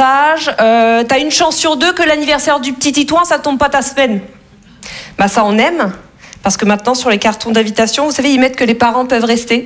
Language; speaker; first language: French; native; French